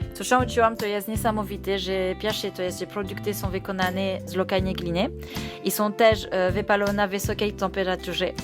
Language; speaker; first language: Polish; non-native, learner; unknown